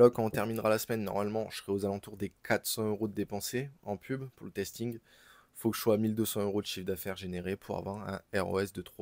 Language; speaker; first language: French; native; French